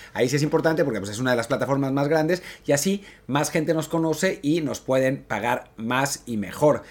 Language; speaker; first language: Spanish; native; Spanish